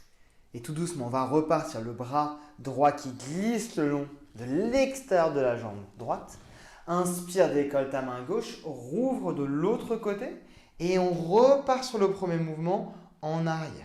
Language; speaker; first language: French; native; French